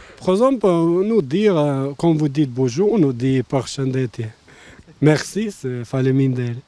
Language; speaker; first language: French; non-native, learner; Albanian